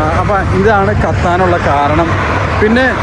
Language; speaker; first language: Malayalam; native; Malayalam